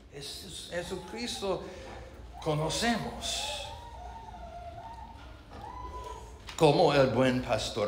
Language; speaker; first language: Spanish; non-native, learner; English